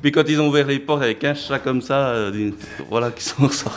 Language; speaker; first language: French; early bilingual, other home language; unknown